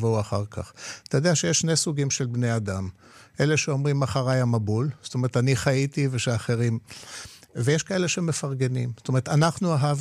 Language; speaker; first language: Hebrew; non-native, local second language; Polish